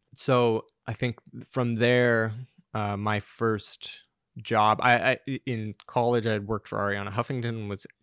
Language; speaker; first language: English; native; English